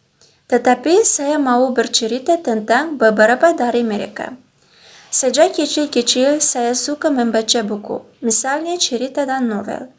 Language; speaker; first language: Indonesian; non-native, learner; Uzbek